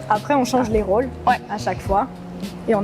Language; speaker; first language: French; native; French